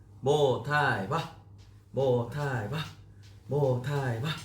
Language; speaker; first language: Korean; native; Korean